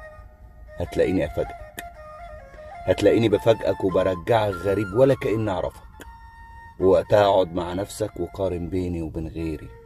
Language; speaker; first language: Arabic; native; Arabic